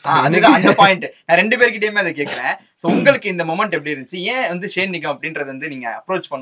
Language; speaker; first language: Tamil; native; Tamil